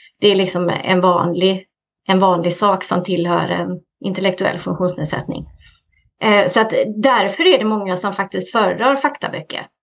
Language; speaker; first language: Swedish; native; Swedish